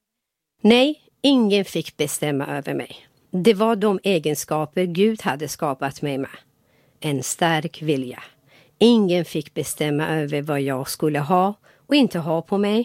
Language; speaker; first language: Swedish; non-native, fluent; Persian